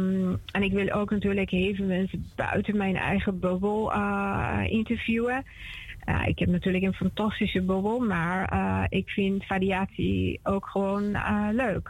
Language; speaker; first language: Dutch; non-native, fluent; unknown